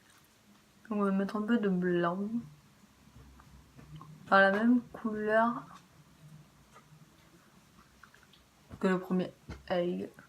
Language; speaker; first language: French; native; French